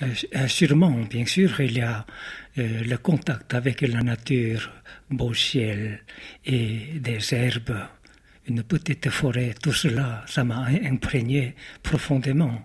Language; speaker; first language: French; non-native, fluent; Korean